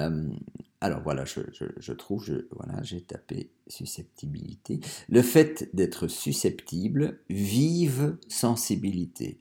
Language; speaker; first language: French; native; French